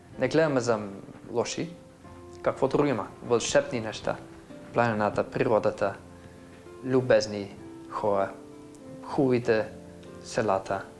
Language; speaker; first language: Bulgarian; non-native, fluent; Dutch